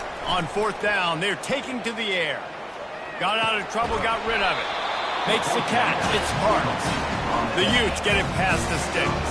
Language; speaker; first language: English; native; English